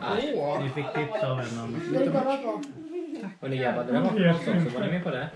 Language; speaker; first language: Swedish; native; Swedish